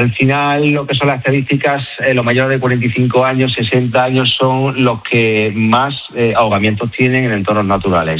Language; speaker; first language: Spanish; native; Spanish